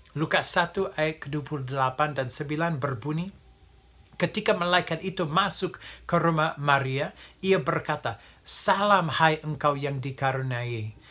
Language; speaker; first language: Indonesian; non-native, fluent; English